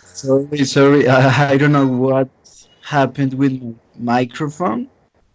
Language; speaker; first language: English; non-native, learner; Spanish